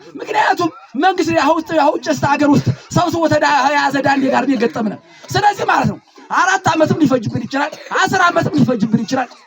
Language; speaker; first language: Amharic; native; Amharic